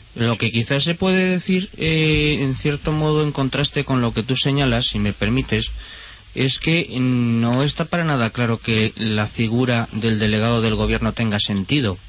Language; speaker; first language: Spanish; native; Spanish